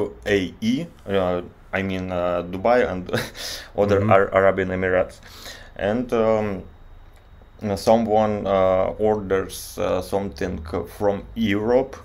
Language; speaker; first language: English; non-native, learner; Russian